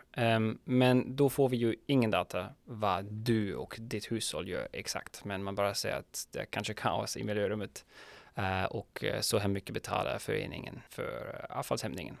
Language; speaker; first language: Swedish; non-native, fluent; German